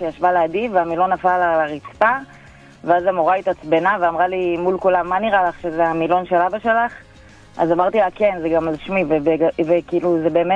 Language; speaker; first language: Hebrew; native; Hebrew